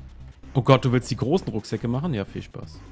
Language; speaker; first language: German; native; German